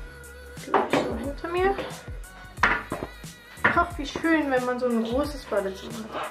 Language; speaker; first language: German; native; German